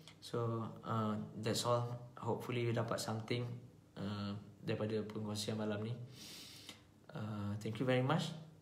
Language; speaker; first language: English; non-native, local second language; Malay